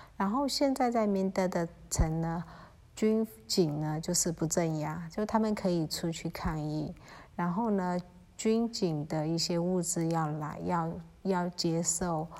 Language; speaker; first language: Chinese; early bilingual, heritage; Chinese